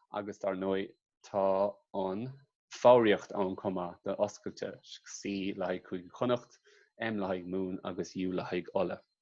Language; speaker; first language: Irish; native; Irish